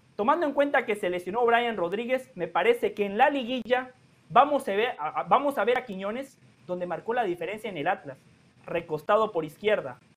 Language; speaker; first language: Spanish; native; Spanish